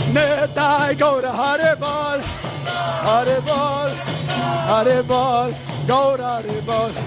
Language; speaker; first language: English; non-native, fluent; Czech